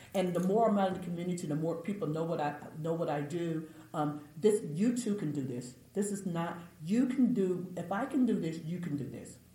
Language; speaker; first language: English; native; English